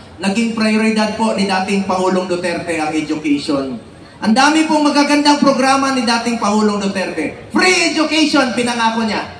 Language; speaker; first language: Filipino; non-native, local second language; Cebuano